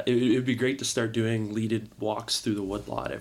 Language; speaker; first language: English; native; English